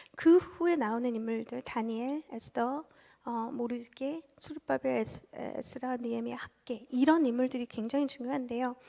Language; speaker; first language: Korean; early bilingual, heritage; Korean